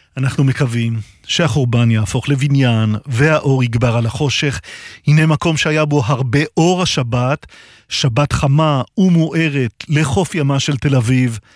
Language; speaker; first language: Hebrew; native; Hebrew